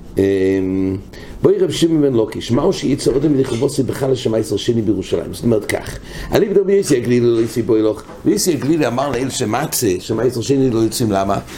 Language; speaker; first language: Hebrew; non-native, fluent; English